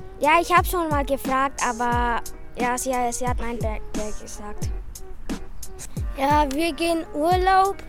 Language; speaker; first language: German; early bilingual, other home language; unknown